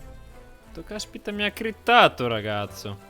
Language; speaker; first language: Italian; native; Italian